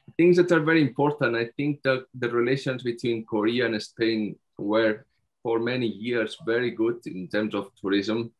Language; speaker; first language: English; non-native, fluent; Spanish